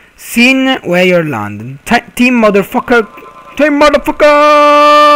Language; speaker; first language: English; non-native, learner; Italian